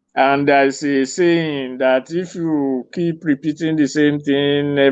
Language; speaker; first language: English; non-native, local second language; Yoruba